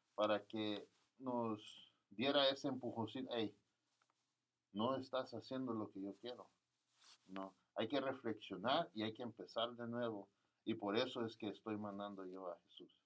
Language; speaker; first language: Spanish; early bilingual, heritage; Spanish